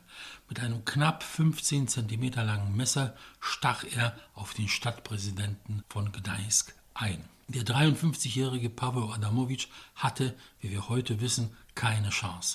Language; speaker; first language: German; non-native, fluent; Polish